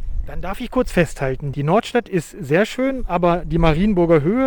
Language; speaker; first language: German; native; German